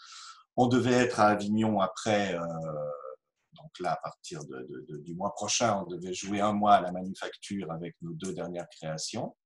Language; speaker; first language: French; native; French